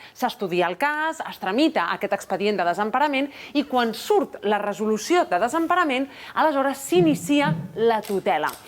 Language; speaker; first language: Catalan; native; Catalan